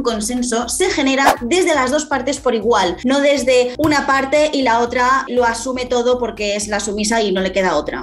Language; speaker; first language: Spanish; native; Spanish